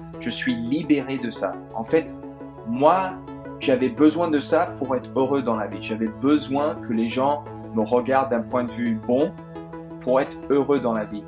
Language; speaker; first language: French; early bilingual, heritage; French